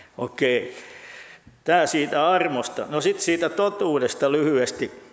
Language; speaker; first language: Finnish; native; Finnish